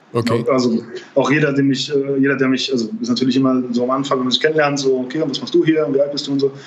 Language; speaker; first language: German; native; German